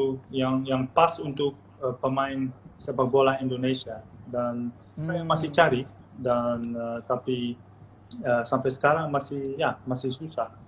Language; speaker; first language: Indonesian; non-native, fluent; Dutch